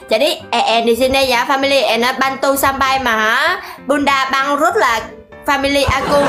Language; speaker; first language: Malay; non-native, learner; Vietnamese